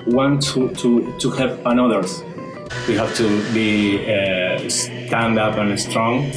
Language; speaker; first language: English; non-native, fluent; Spanish